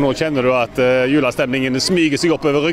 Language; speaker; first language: Norwegian; native; Norwegian